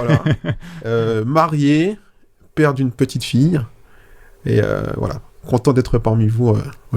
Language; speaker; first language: French; native; French